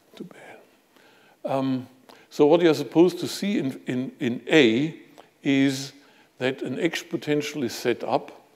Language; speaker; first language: English; non-native, fluent; German